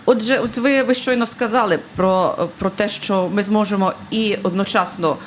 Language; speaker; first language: Ukrainian; native; Ukrainian